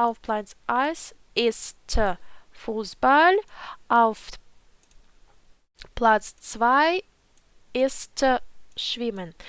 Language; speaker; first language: German; non-native, fluent; Ukrainian